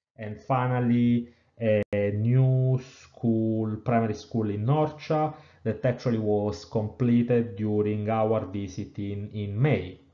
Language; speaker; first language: English; non-native, fluent; Italian